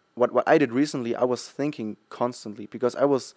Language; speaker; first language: English; non-native, fluent; German